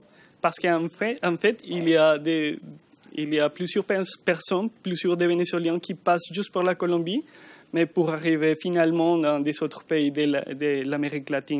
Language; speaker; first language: French; non-native, learner; Spanish